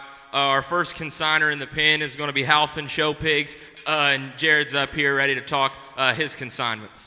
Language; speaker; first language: English; native; English